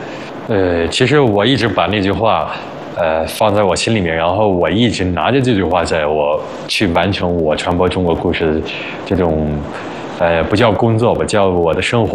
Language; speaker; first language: Chinese; early bilingual, other home language; Arabic